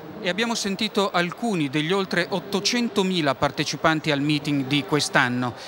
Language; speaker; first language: Italian; native; Italian